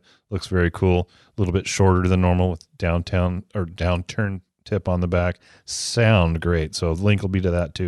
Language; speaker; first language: English; native; English